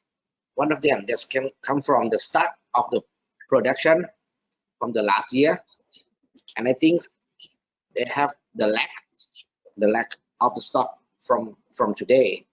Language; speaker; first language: English; non-native, learner; Thai